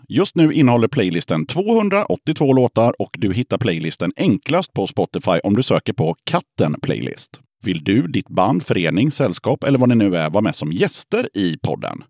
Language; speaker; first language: Swedish; native; Swedish